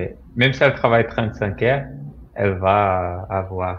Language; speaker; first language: French; non-native, fluent; Portuguese